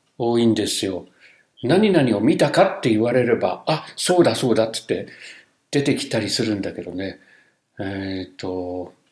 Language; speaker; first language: Japanese; non-native, fluent; English